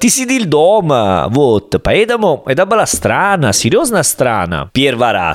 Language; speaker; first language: Russian; non-native, learner; Italian